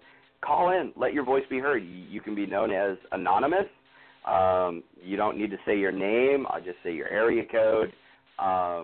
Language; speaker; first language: English; native; English